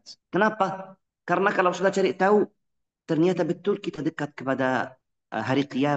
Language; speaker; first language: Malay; non-native, fluent; Arabic